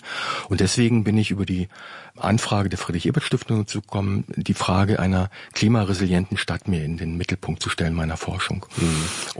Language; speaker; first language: German; native; German